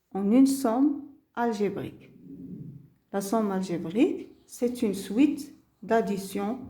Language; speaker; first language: French; non-native, local second language; Arabic